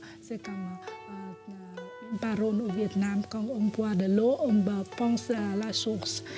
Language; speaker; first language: French; non-native, fluent; Vietnamese